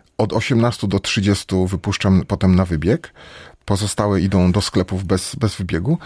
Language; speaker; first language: Polish; native; Polish